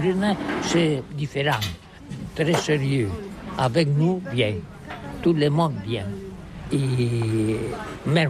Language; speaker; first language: French; non-native, learner; Catalan